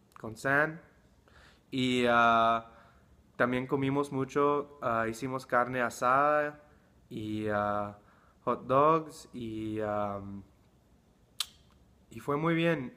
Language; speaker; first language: Spanish; early bilingual, heritage; English